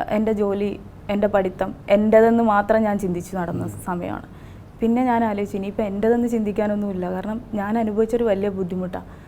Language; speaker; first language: Malayalam; non-native, local second language; Divehi